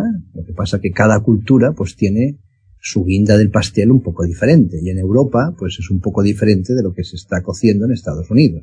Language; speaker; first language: Spanish; native; Spanish